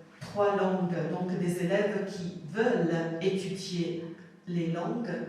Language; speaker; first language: French; non-native, fluent; Italian